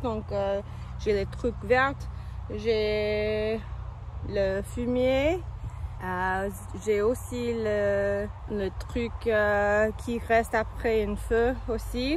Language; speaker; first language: French; non-native, fluent; English